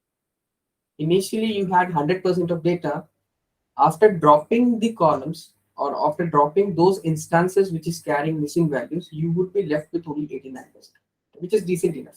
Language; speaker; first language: English; non-native, local second language; Hindi